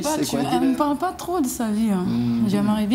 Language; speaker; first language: French; non-native, fluent; Portuguese